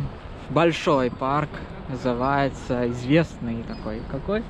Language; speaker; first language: Russian; non-native, learner; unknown